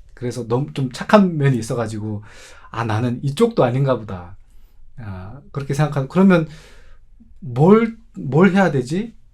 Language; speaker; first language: Korean; native; Korean